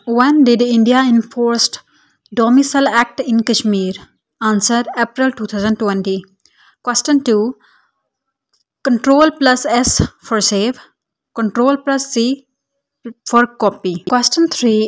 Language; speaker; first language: English; non-native, local second language; Urdu